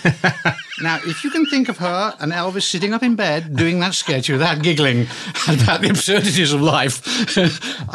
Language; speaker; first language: English; native; English